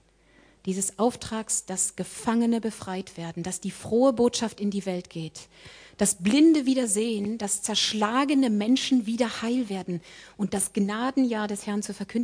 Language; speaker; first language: German; native; German